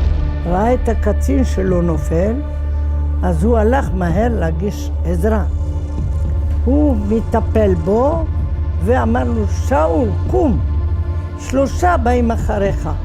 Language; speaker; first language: Hebrew; non-native, fluent; Arabic